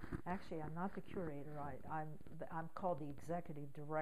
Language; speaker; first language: English; native; English